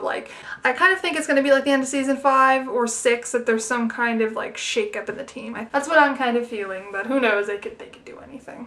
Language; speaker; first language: English; native; English